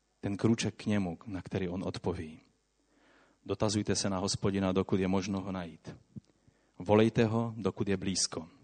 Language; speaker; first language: Czech; non-native, local second language; Polish